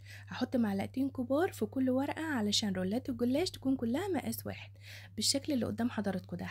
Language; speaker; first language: Arabic; native; Arabic